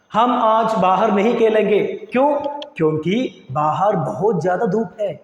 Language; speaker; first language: Hindi; non-native, local second language; Malayalam